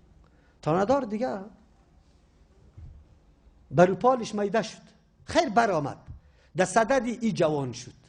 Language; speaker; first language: Persian; native; Persian